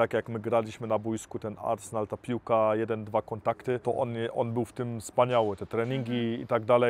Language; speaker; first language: Polish; early bilingual, heritage; Polish